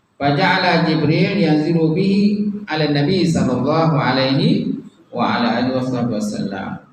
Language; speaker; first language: Malay; native; Malay